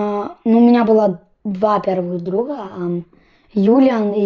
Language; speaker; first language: Russian; early bilingual, heritage; Russian